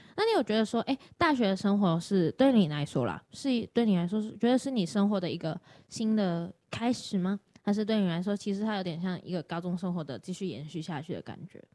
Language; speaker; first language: Chinese; non-native, local second language; Cantonese